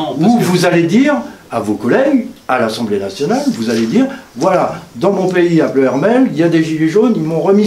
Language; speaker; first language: French; native; French